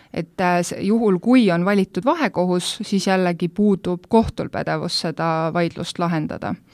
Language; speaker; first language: Estonian; native; Estonian